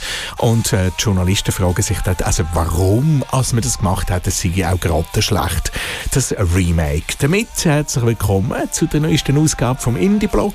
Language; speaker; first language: German; native; German